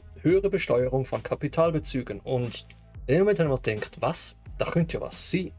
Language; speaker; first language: German; native; German